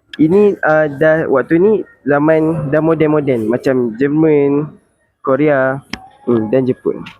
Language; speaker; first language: Malay; native; Malay